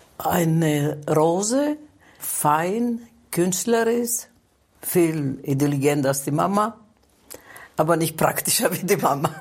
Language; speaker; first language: German; non-native, fluent; Greek